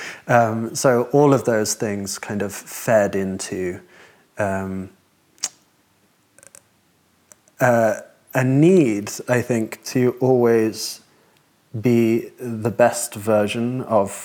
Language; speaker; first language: English; native; English